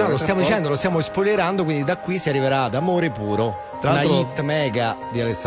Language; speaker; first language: Italian; native; Italian